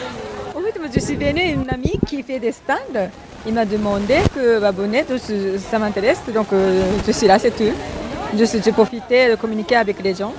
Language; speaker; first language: French; non-native, learner; Japanese